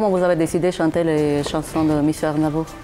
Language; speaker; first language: French; non-native, fluent; Armenian